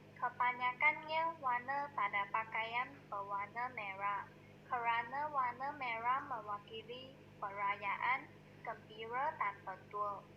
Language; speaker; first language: Malay; non-native, local second language; Chinese